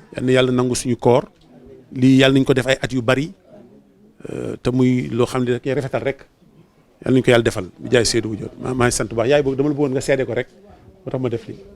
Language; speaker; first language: Wolof; native; Wolof